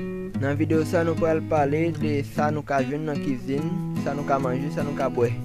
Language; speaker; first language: Portuguese; non-native, learner; Haitian Creole